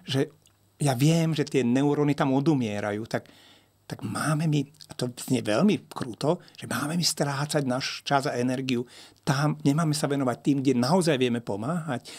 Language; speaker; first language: Slovak; non-native, local second language; Hungarian